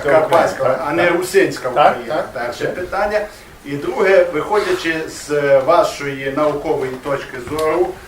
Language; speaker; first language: Ukrainian; non-native, learner; English